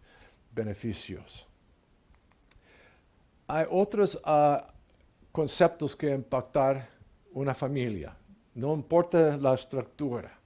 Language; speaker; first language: Spanish; non-native, learner; English